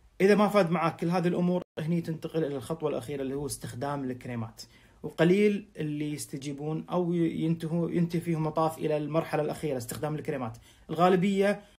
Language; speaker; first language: Arabic; native; Arabic